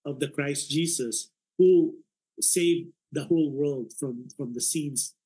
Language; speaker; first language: English; non-native, local second language; Filipino